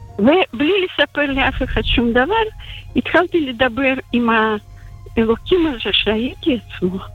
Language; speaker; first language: Hebrew; non-native, fluent; Russian